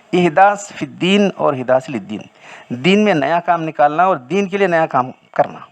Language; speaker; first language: Urdu; native; Urdu